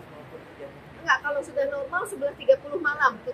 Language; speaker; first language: Indonesian; native; Indonesian